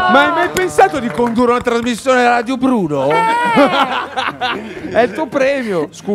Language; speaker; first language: Italian; native; Italian